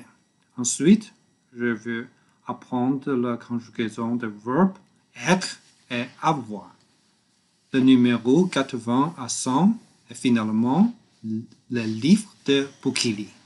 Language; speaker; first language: French; non-native, learner; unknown